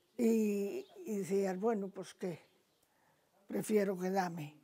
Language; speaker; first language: Spanish; native; Spanish